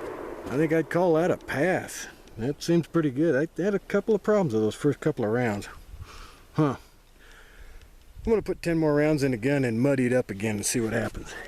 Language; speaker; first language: English; native; English